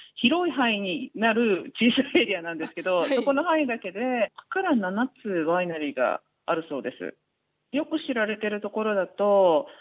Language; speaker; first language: Japanese; native; Japanese